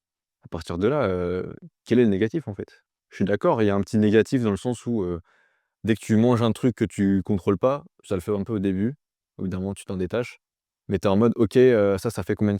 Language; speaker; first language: French; native; French